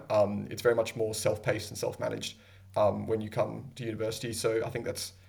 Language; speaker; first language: English; native; English